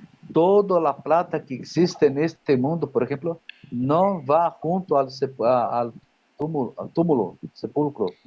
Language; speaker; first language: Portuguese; non-native, learner; Spanish